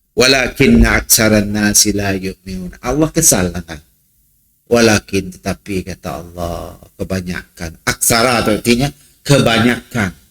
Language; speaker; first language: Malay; native; Malay